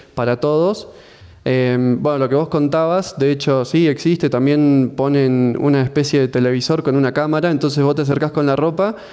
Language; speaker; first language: Spanish; native; Spanish